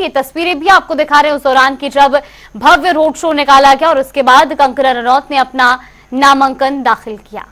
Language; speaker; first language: Hindi; native; Hindi